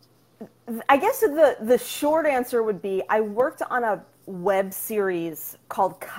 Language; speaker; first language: English; native; English